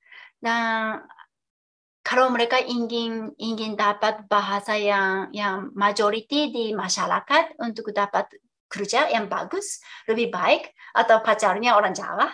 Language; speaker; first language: Indonesian; non-native, fluent; Japanese